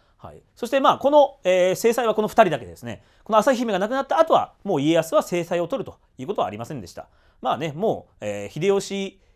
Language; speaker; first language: Japanese; native; Japanese